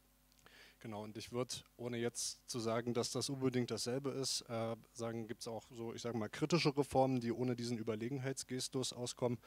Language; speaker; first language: German; native; German